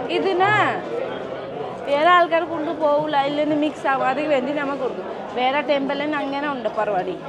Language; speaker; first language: Malayalam; non-native, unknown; Nepali